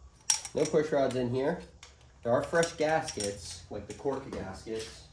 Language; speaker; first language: English; native; English